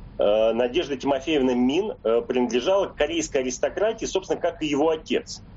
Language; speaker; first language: Russian; native; Russian